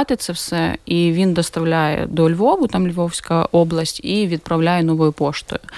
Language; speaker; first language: Ukrainian; native; Ukrainian